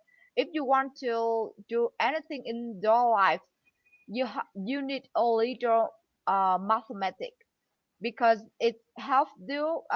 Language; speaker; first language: English; non-native, learner; Vietnamese